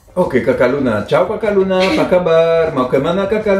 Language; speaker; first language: Indonesian; non-native, fluent; French